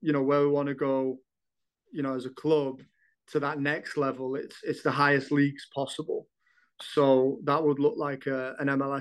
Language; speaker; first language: English; native; English